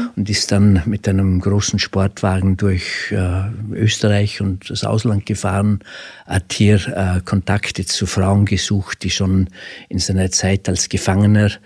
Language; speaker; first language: German; native; German